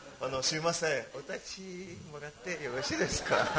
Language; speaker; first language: Japanese; non-native, learner; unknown